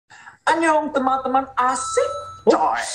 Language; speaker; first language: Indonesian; non-native, fluent; Korean